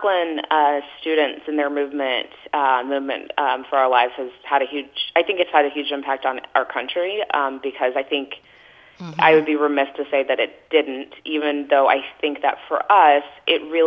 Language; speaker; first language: English; native; English